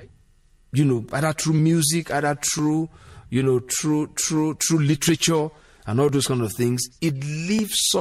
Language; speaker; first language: English; non-native, local second language; Yoruba